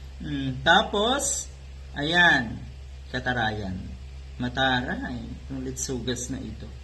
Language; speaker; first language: Filipino; native; Filipino